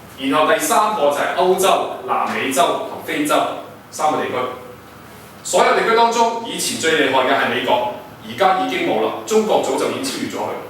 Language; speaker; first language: Cantonese; early bilingual, heritage; Cantonese